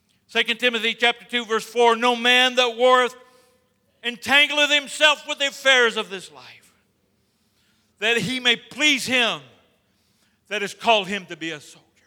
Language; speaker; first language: English; native; English